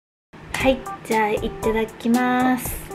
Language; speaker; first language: Japanese; non-native, fluent; Chinese